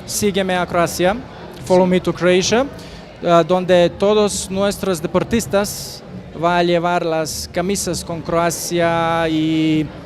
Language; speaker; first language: Spanish; non-native, learner; Croatian